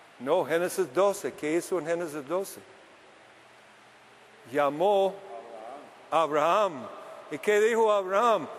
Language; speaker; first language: Spanish; non-native, fluent; English